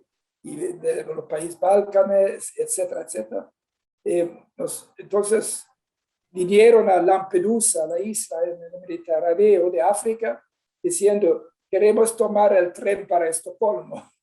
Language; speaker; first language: Spanish; non-native, fluent; Swedish